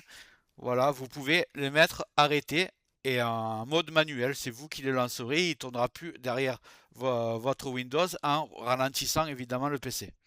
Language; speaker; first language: French; native; French